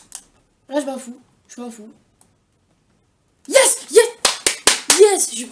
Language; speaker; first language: French; native; French